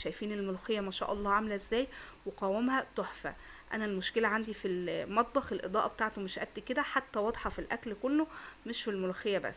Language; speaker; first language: Arabic; native; Arabic